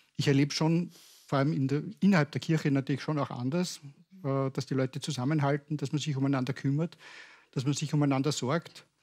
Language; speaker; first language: German; native; German